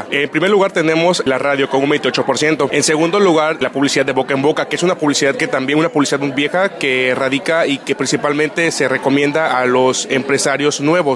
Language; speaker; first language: Spanish; native; Spanish